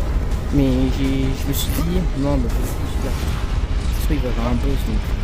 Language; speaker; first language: French; native; French